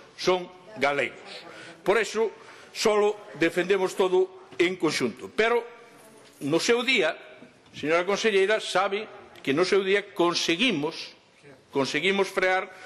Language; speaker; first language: Galician; native; Galician